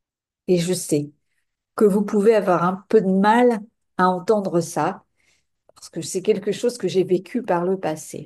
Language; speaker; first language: French; native; French